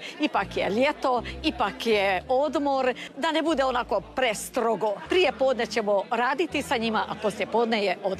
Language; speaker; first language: Serbian; early bilingual, heritage; Croatian